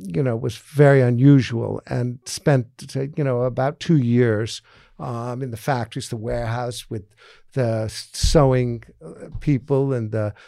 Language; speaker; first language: English; native; English